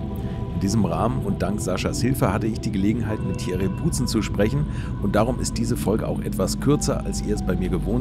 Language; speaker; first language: German; native; German